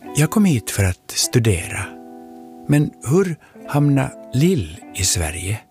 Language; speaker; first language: Swedish; native; Swedish